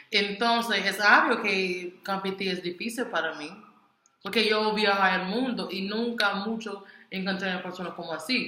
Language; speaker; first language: Spanish; non-native, learner; English